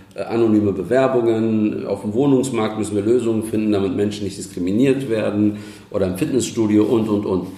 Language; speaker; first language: German; early bilingual, other home language; Turkish